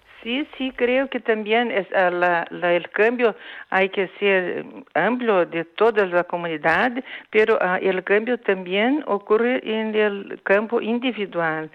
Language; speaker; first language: Spanish; non-native, fluent; Portuguese